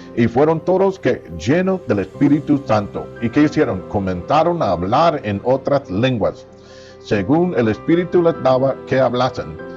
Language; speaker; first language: Spanish; non-native, fluent; English